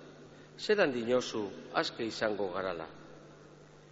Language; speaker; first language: Basque; native; Basque